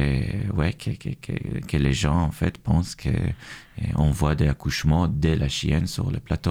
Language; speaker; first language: French; non-native, fluent; Hebrew